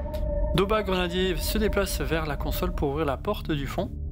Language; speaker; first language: French; native; French